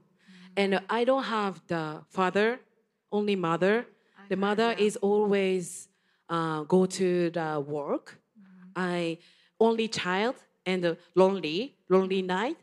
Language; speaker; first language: English; non-native, learner; Japanese